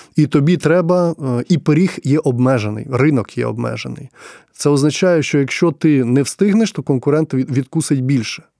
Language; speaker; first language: Ukrainian; non-native, local second language; Russian